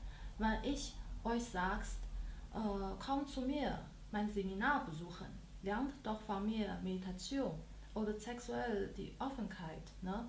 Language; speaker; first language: German; non-native, learner; Chinese